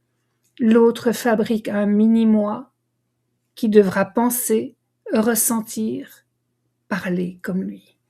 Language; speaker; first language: French; native; French